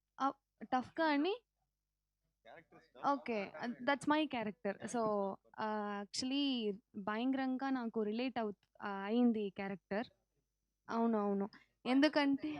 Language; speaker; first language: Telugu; non-native, learner; Tamil